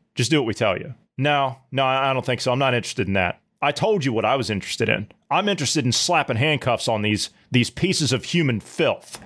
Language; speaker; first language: English; native; English